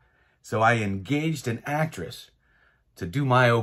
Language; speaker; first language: English; native; English